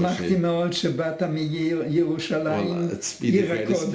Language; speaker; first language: Hebrew; non-native, fluent; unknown